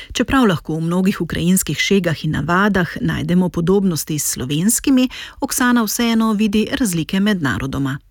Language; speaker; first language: Slovenian; native; Slovenian